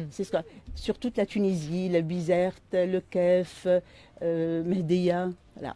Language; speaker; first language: French; non-native, local second language; Arabic